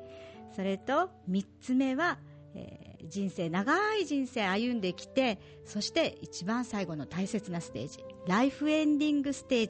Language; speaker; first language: Japanese; native; Japanese